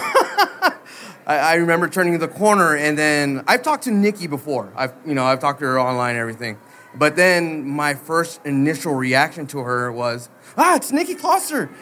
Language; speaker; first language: English; early bilingual, other home language; Spanish